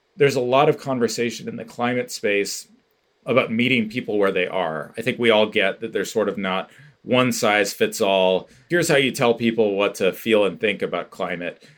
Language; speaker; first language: English; native; English